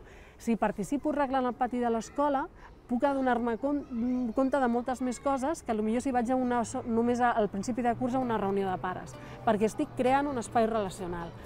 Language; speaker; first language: Catalan; native; Catalan